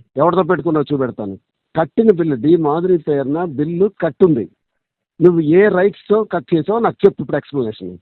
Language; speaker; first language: Telugu; native; Telugu